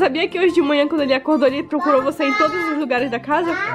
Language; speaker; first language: Portuguese; native; Portuguese